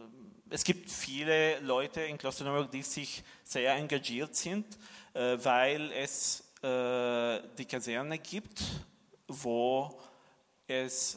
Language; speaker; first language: German; non-native, fluent; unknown